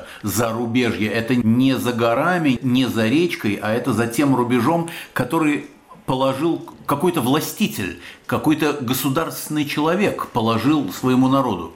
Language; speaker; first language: Russian; native; Russian